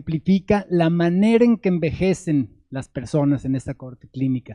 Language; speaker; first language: Spanish; native; Spanish